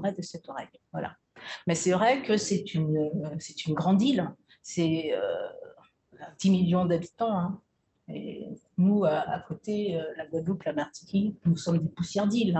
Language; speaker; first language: French; native; French